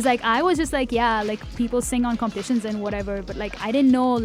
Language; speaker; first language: English; non-native, local second language; Tamil